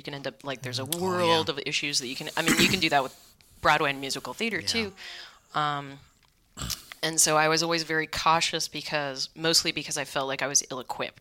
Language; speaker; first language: English; native; English